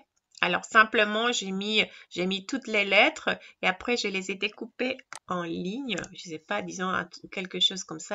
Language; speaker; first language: French; non-native, fluent; Spanish